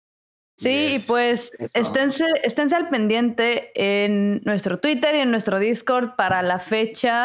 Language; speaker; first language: Spanish; native; Spanish